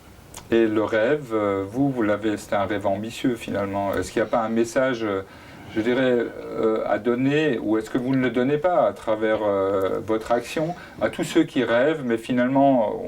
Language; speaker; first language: French; native; French